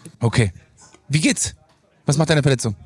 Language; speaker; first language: German; native; German